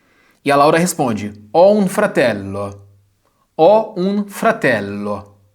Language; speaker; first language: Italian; non-native, fluent; Portuguese